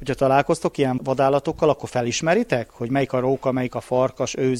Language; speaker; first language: Hungarian; native; Hungarian